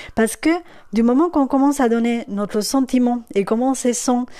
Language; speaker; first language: French; non-native, fluent; Spanish